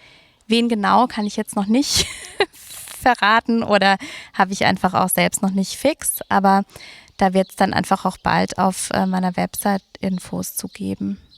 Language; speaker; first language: German; native; German